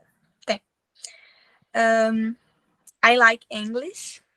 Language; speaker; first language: English; non-native, learner; Portuguese